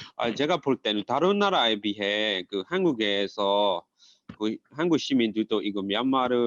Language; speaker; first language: Korean; non-native, fluent; Burmese